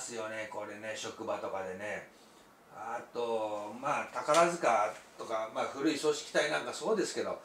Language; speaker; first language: Japanese; native; Japanese